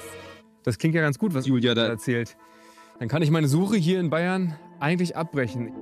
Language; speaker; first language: German; native; German